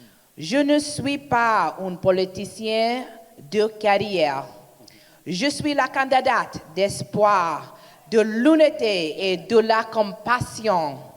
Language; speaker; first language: French; non-native, learner; English